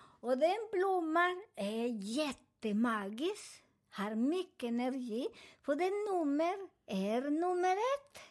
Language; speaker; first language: Swedish; non-native, learner; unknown